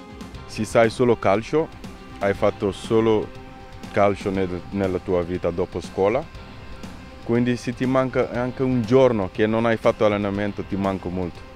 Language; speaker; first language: Italian; non-native, learner; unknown